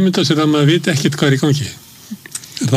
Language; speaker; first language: Icelandic; native; Icelandic